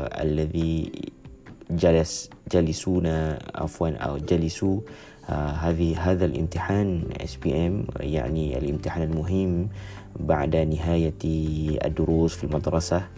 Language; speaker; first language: Arabic; non-native, learner; Malay